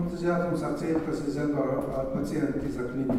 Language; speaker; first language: German; non-native, fluent; Russian